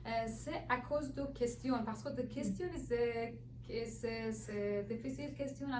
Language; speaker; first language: French; non-native, learner; Persian